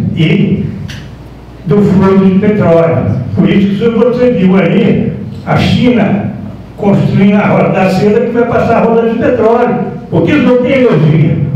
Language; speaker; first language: Portuguese; native; Portuguese